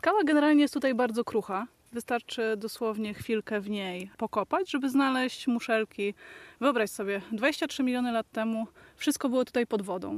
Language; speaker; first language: Polish; native; Polish